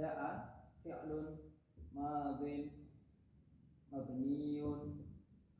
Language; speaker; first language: Arabic; non-native, fluent; Indonesian